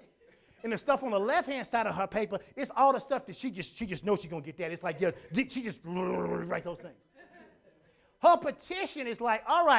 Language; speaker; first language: English; native; English